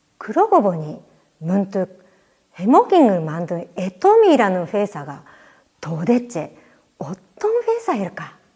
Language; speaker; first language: Korean; non-native, fluent; Japanese